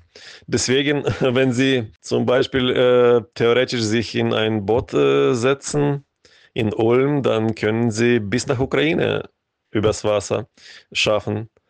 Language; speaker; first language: German; non-native, fluent; Ukrainian